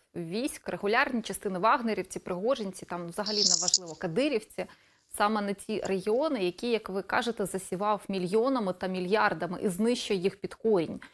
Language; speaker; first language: Ukrainian; native; Ukrainian